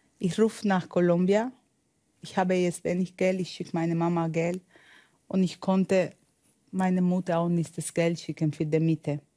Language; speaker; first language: German; non-native, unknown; Spanish